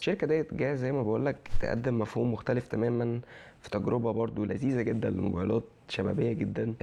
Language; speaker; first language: Arabic; native; Arabic